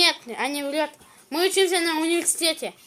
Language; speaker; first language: Russian; non-native, local second language; Kazakh